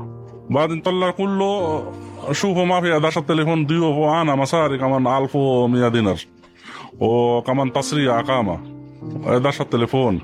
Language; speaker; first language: Arabic; non-native, learner; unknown